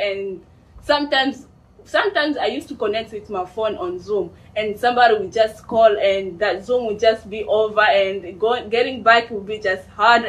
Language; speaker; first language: English; non-native, fluent; Swahili